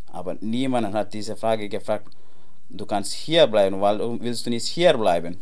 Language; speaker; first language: German; non-native, learner; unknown